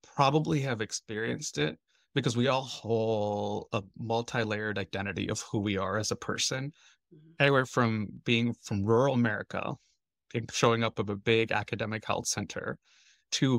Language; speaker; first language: English; native; English